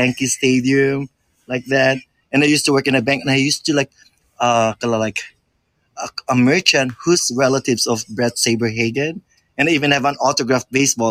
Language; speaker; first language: English; non-native, local second language; Filipino